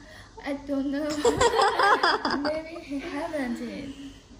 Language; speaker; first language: English; non-native, learner; Chinese